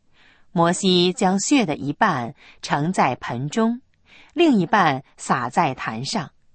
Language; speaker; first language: Chinese; native; Chinese